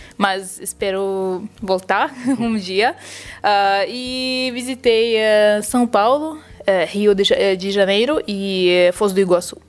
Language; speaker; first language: Portuguese; non-native, fluent; Russian